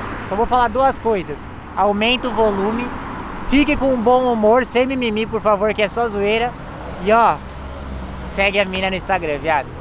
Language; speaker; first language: Portuguese; native; Portuguese